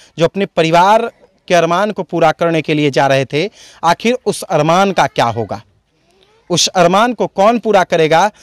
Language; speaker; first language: Hindi; native; Hindi